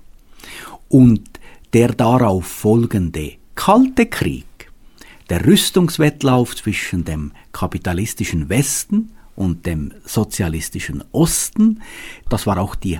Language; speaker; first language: German; native; German